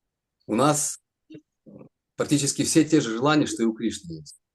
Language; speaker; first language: Russian; native; Russian